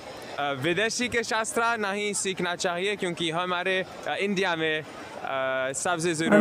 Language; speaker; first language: Hindi; non-native, learner; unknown